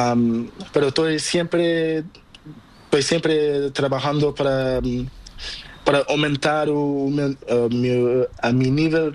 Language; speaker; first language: Spanish; non-native, learner; Portuguese